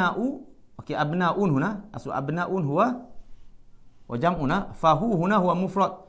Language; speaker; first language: Arabic; non-native, fluent; Malay